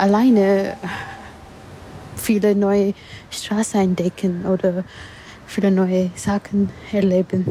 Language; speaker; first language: German; non-native, learner; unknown